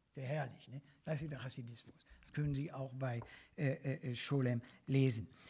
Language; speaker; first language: German; non-native, fluent; French